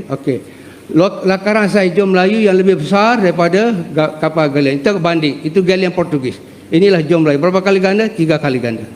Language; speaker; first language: Malay; native; Malay